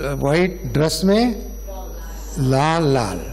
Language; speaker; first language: Hindi; non-native, local second language; Kannada